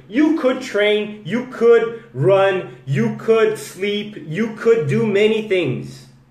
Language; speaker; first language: English; non-native, fluent; Portuguese